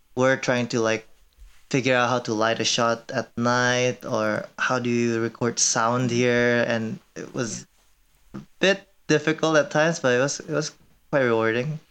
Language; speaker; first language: English; early bilingual, other home language; Korean